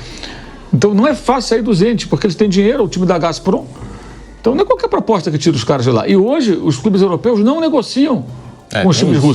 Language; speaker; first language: Portuguese; native; Portuguese